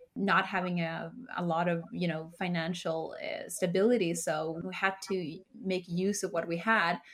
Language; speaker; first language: English; early bilingual, heritage; Spanish